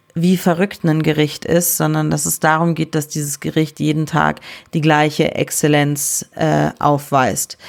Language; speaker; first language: German; native; German